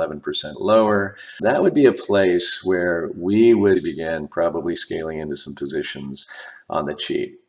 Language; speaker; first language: English; native; English